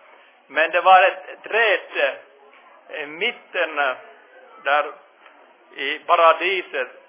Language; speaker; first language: Swedish; non-native, fluent; Finnish